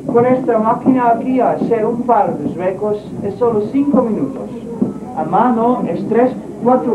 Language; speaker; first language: Spanish; non-native, learner; Dutch